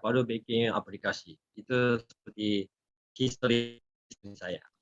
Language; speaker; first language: Indonesian; non-native, learner; Japanese